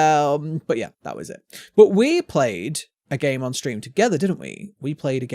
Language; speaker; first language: English; native; English